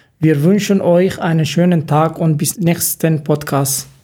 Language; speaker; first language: German; non-native, learner; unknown